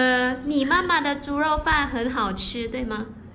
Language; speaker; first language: Chinese; non-native, learner; Thai